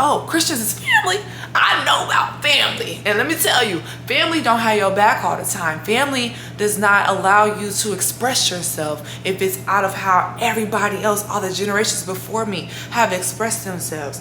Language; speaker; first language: English; native; English